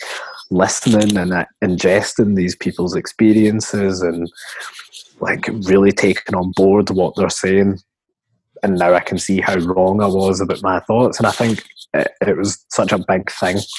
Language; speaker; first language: English; native; English